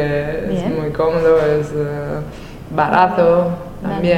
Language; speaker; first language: Spanish; non-native, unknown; Italian